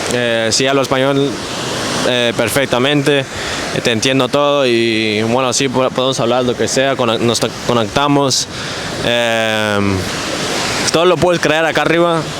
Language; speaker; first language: Spanish; early bilingual, heritage; English